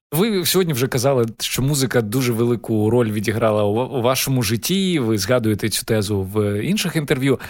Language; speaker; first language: Ukrainian; native; Ukrainian